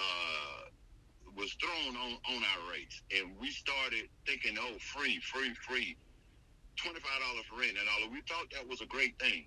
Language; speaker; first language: English; native; English